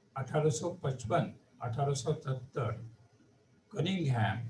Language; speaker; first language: Hindi; non-native, local second language; Marathi